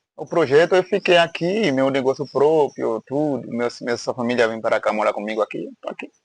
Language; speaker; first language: Portuguese; non-native, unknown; Haitian Creole